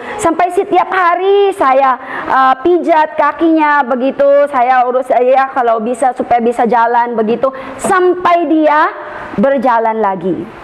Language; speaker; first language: Indonesian; non-native, fluent; Filipino